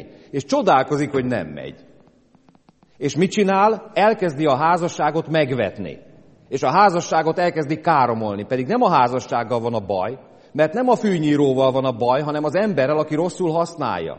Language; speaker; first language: Hungarian; native; Hungarian